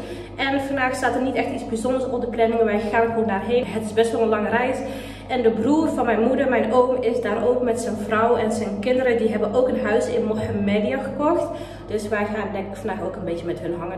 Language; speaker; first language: Dutch; early bilingual, other home language; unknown